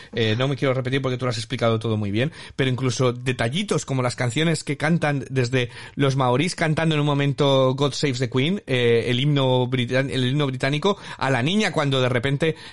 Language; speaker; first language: Spanish; native; Spanish